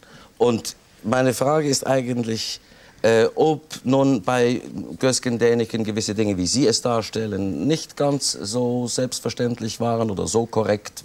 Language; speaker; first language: German; native; German